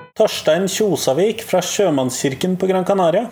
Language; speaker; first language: Norwegian; native; Norwegian